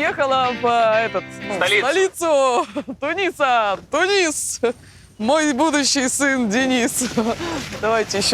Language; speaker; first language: Russian; native; Russian